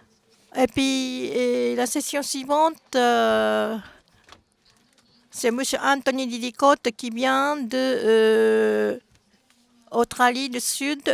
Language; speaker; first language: French; non-native, fluent; Japanese